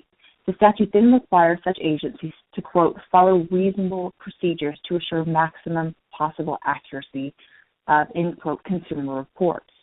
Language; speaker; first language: English; native; English